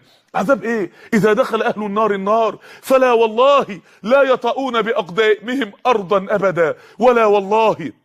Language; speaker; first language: Arabic; native; Arabic